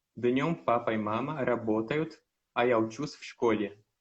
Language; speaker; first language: Russian; non-native, learner; Portuguese